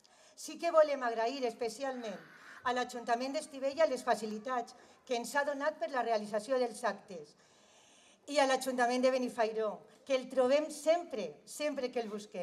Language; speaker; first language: Catalan; native; Catalan